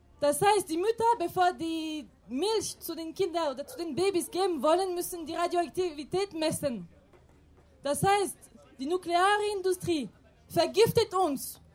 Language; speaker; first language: German; non-native, fluent; French